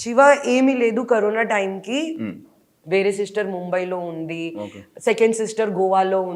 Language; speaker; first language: Telugu; non-native, local second language; Hindi